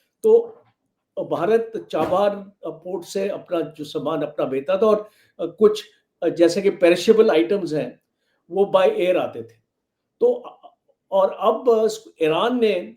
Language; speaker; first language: Hindi; native; Hindi